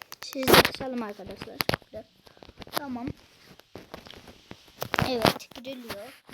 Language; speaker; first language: Turkish; native; Turkish